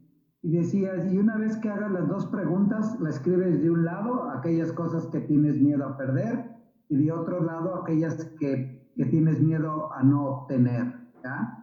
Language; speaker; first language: Spanish; native; Spanish